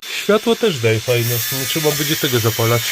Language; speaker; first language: Polish; native; Polish